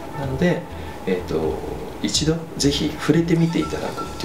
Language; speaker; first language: Japanese; native; Japanese